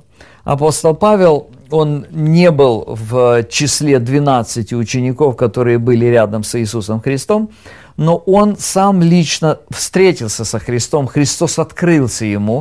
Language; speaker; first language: Russian; native; Russian